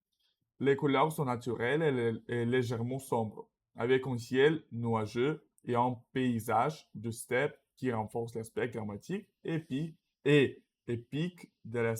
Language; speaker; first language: French; non-native, learner; Russian